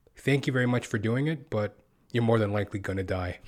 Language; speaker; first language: English; native; English